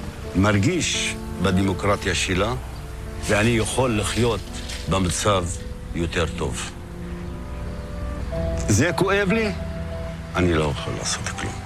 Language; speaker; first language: Hebrew; non-native, local second language; Arabic